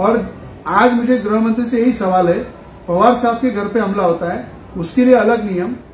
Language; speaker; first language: Hindi; non-native, local second language; Marathi